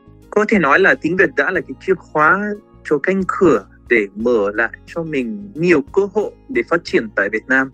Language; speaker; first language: Vietnamese; non-native, fluent; Arabic